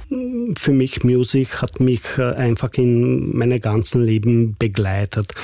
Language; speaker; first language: German; non-native, fluent; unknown